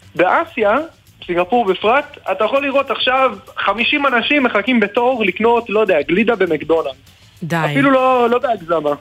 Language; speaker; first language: Hebrew; non-native, fluent; English